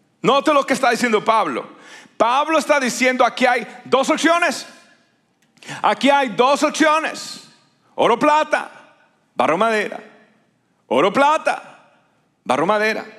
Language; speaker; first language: Spanish; native; Spanish